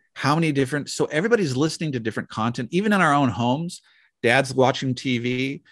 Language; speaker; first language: English; native; English